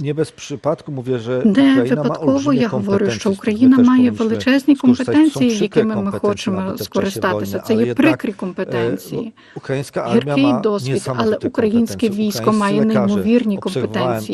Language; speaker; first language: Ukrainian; non-native, fluent; Polish